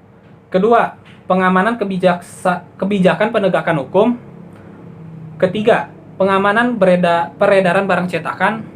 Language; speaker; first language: Indonesian; native; Indonesian